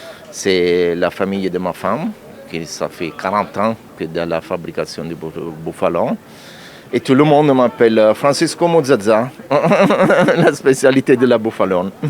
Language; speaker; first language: French; non-native, learner; Italian